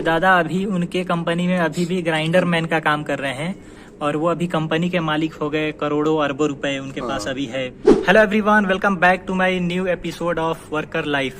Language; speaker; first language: Hindi; native; Hindi